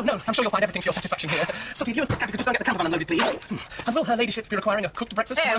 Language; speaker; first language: English; native; English